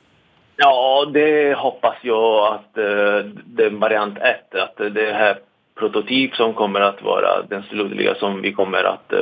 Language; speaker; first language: Swedish; non-native, fluent; Italian